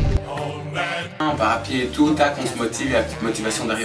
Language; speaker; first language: French; native; French